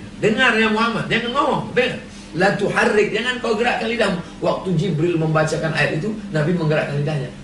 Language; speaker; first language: Indonesian; native; Indonesian